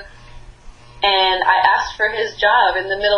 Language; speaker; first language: English; native; English